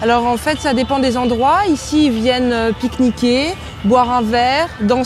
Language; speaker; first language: French; native; French